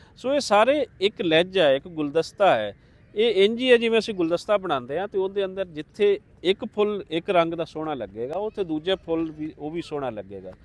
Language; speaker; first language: Punjabi; native; Punjabi